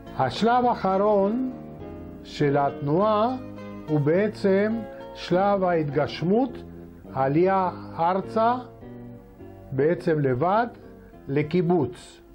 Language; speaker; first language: Hebrew; non-native, fluent; Spanish